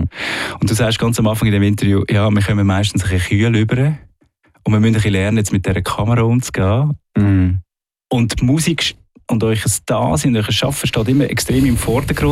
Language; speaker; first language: German; native; German